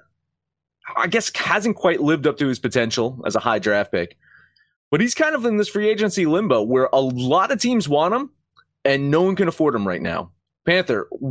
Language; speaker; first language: English; native; English